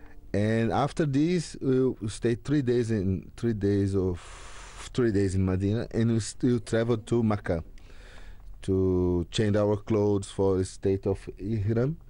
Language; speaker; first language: English; non-native, learner; Portuguese